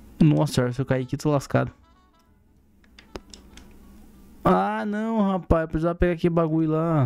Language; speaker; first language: Portuguese; native; Portuguese